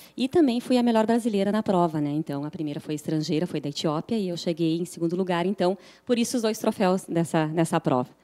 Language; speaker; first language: Portuguese; native; Portuguese